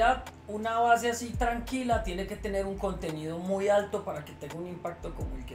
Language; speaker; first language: Spanish; native; Spanish